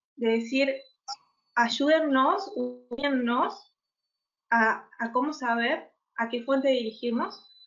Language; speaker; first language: Spanish; native; Spanish